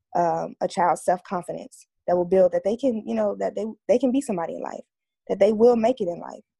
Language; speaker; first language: English; native; English